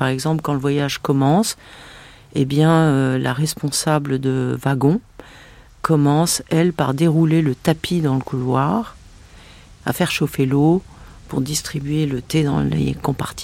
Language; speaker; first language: French; native; French